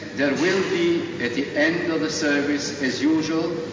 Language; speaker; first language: English; non-native, fluent; Russian